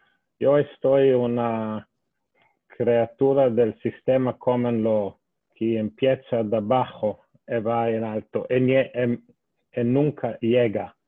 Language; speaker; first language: Spanish; non-native, fluent; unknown